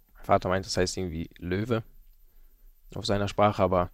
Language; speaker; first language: German; native; German